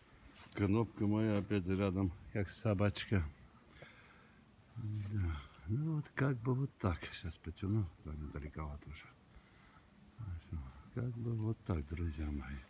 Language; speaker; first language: Russian; native; Russian